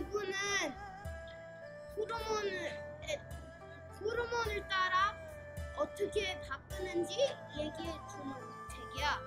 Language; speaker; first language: Korean; early bilingual, heritage; Korean